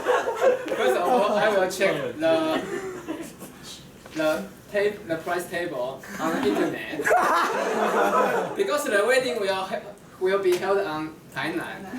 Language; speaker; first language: English; non-native, fluent; Chinese